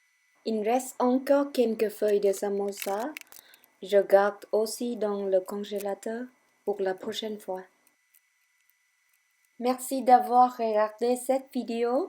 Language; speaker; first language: French; non-native, fluent; Vietnamese